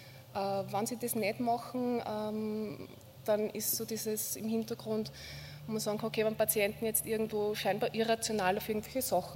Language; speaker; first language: German; native; German